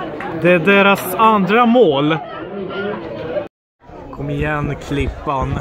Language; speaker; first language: Swedish; early bilingual, other home language; Polish